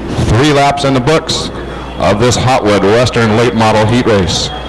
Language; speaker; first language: English; native; English